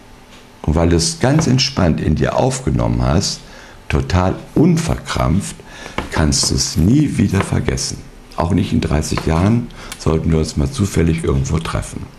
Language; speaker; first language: German; native; German